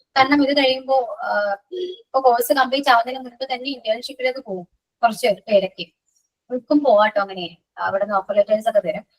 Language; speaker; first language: Malayalam; native; Malayalam